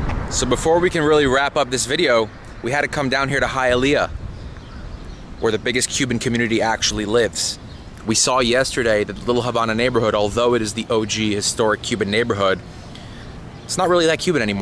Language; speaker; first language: English; native; English